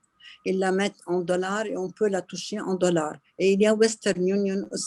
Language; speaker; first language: French; non-native, local second language; Arabic